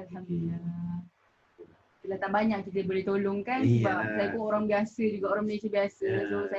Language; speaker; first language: Malay; native; Malay